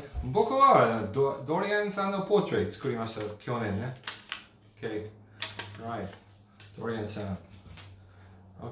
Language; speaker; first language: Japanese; non-native, learner; English